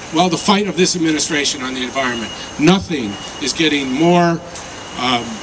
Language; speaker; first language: English; native; English